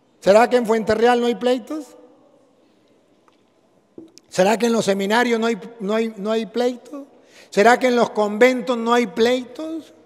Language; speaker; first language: Spanish; native; Spanish